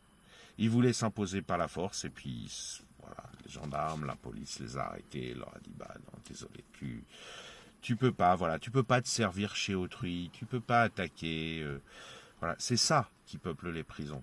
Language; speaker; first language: French; native; French